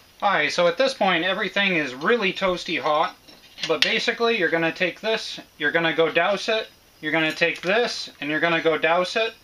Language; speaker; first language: English; native; English